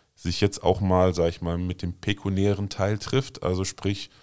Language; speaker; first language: German; native; German